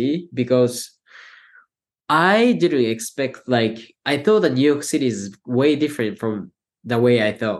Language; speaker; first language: English; non-native, fluent; Japanese